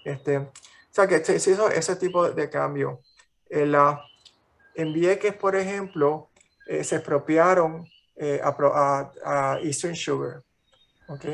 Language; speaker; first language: Spanish; native; Spanish